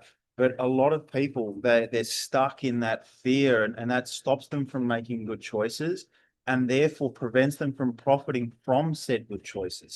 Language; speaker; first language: English; native; English